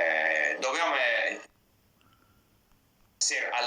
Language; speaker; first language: Italian; non-native, learner; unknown